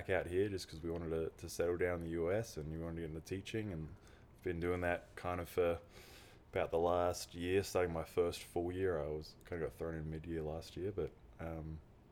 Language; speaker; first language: English; native; English